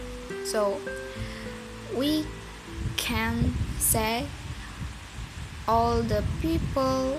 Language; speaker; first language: English; non-native, learner; Indonesian